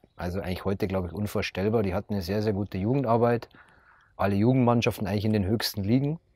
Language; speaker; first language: German; native; German